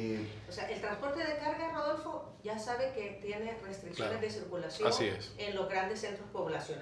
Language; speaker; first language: Spanish; native; Spanish